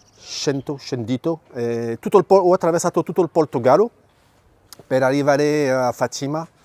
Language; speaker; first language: Italian; non-native, fluent; French